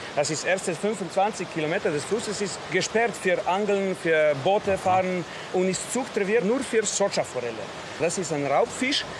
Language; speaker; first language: German; non-native, learner; Slovenian